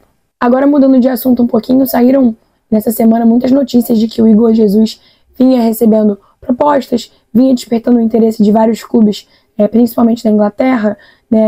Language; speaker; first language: Portuguese; native; Portuguese